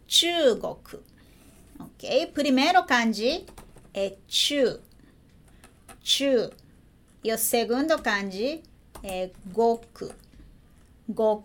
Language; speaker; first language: Portuguese; non-native, learner; Japanese